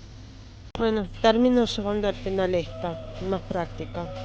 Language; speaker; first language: Spanish; non-native, fluent; Russian